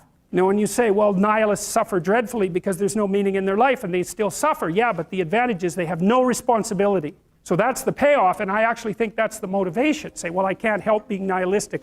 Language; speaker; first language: English; native; English